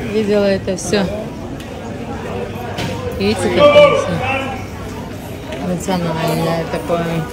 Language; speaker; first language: Russian; non-native, local second language; Uzbek